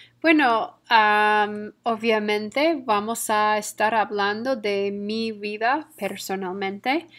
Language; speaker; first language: Spanish; non-native, fluent; English